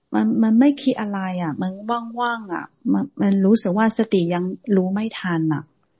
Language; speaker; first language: Thai; non-native, fluent; Chinese